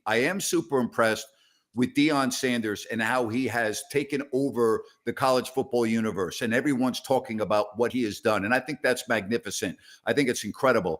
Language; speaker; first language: English; native; English